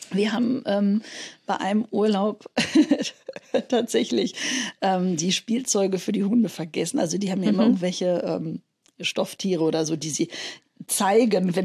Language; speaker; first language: German; native; German